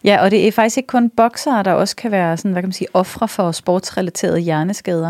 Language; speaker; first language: Danish; native; Danish